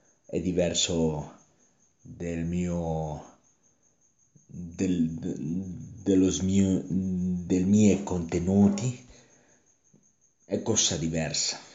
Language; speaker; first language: Italian; non-native, learner; Spanish